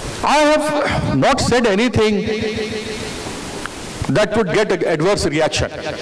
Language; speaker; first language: English; non-native, local second language; Hindi